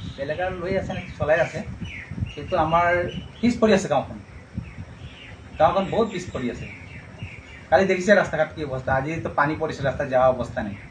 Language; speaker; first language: Assamese; non-native, local second language; Karbi